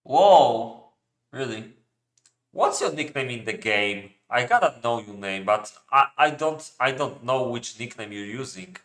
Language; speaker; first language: English; non-native, fluent; Polish